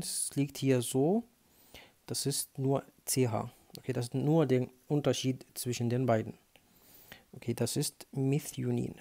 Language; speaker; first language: German; non-native, fluent; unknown